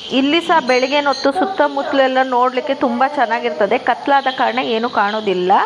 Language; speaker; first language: Kannada; non-native, local second language; Tulu